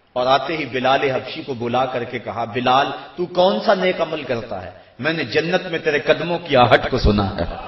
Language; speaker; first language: Urdu; non-native, local second language; Punjabi